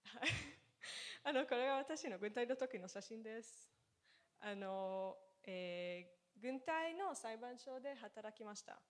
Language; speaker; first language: Japanese; non-native, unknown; Hebrew